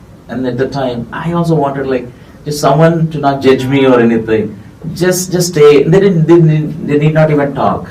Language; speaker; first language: English; non-native, local second language; Telugu